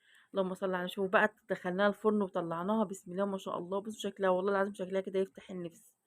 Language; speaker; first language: Arabic; native; Arabic